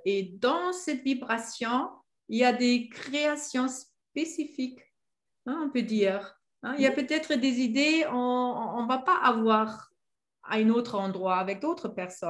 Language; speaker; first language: French; non-native, fluent; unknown